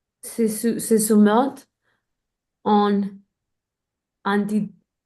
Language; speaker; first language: French; non-native, learner; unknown